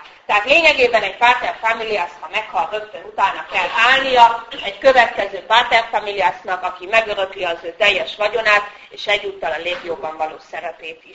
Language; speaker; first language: Hungarian; native; Hungarian